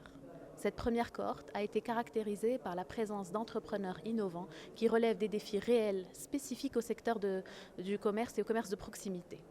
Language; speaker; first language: French; non-native, local second language; Arabic